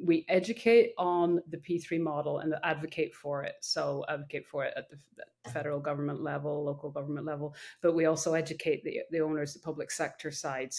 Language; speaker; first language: English; native; English